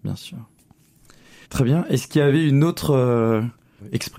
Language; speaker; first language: French; native; French